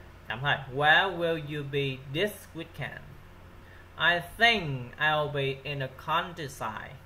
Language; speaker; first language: English; non-native, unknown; Vietnamese